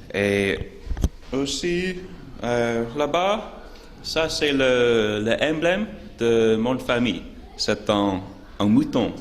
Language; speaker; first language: French; non-native, learner; English